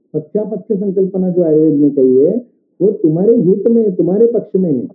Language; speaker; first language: Hindi; non-native, local second language; Marathi